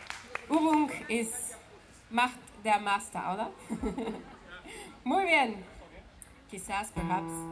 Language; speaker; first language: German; non-native, fluent; Spanish